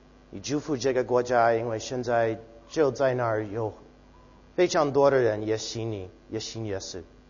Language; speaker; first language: Chinese; non-native, learner; English